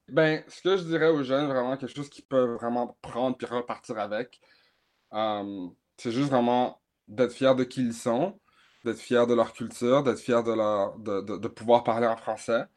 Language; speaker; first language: French; native; French